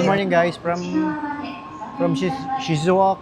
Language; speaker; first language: English; non-native, local second language; Filipino